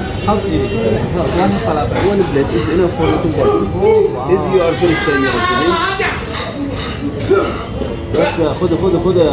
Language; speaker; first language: English; non-native, learner; Arabic